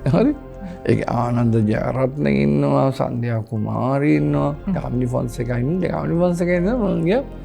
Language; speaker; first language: Sinhala; native; Sinhala